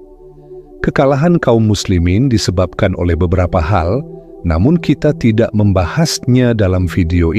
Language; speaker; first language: Indonesian; native; Indonesian